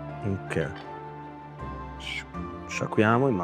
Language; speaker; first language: Italian; native; Italian